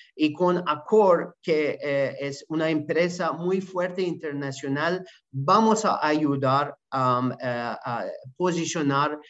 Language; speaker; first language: Spanish; non-native, learner; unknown